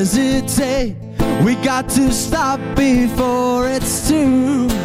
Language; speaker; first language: English; non-native, fluent; Finnish